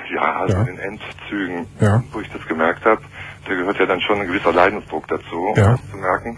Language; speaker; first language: German; native; German